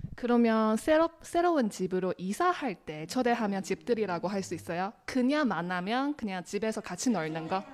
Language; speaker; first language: Korean; non-native, learner; Chinese